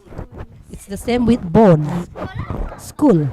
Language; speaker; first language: English; non-native, learner; Indonesian